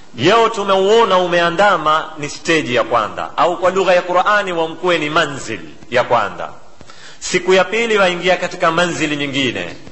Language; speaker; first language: Swahili; native; Swahili